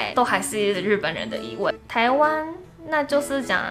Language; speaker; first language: Chinese; non-native, fluent; Japanese